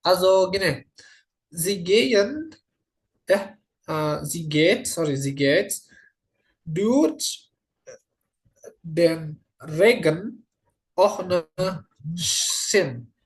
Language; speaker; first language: German; non-native, learner; Indonesian